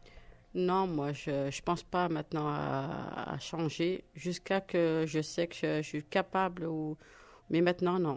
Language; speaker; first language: French; non-native, fluent; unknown